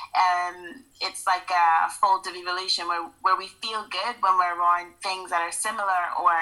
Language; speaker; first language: English; native; English